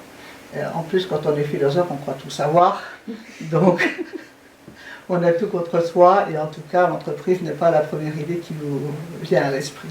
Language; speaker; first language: French; native; French